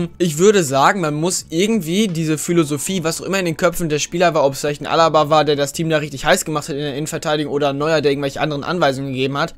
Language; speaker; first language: German; native; German